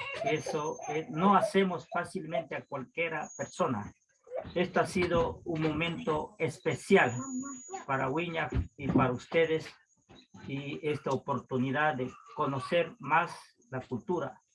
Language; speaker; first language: Spanish; non-native, local second language; Quechua